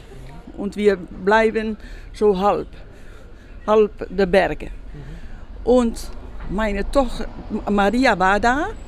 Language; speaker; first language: German; non-native, learner; Dutch